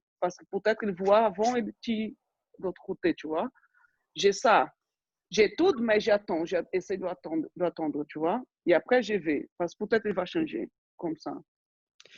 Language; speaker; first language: French; non-native, fluent; Portuguese